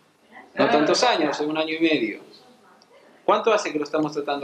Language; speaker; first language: Spanish; native; Spanish